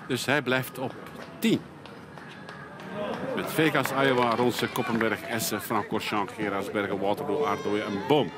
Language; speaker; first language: Dutch; native; Dutch